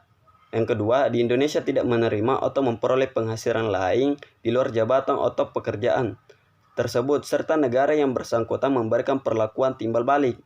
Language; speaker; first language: Indonesian; native; Indonesian